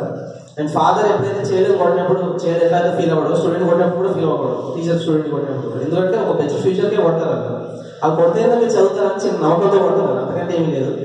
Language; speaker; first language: Telugu; native; Telugu